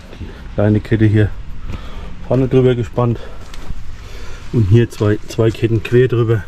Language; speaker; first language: German; native; German